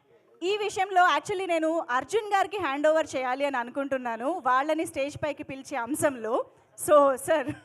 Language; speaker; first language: Telugu; native; Telugu